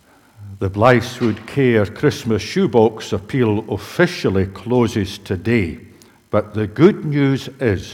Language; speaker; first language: English; native; English